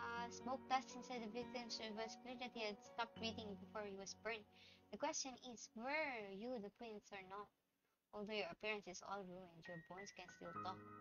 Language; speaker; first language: English; non-native, local second language; Filipino